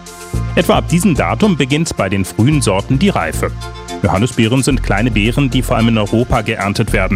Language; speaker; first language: German; native; German